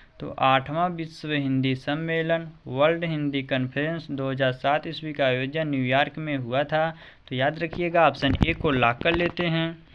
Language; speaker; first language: Hindi; native; Hindi